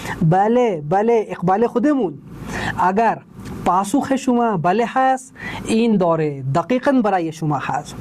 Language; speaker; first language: Persian; non-native, fluent; Urdu